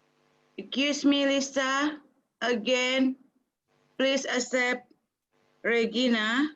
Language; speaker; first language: English; non-native, learner; Indonesian